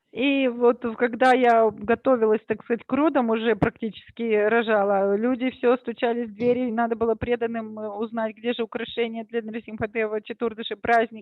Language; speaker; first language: Russian; native; Russian